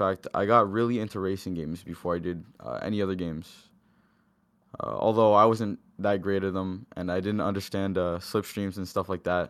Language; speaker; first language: English; native; English